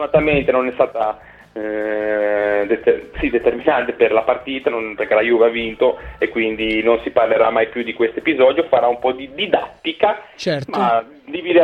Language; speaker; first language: Italian; native; Italian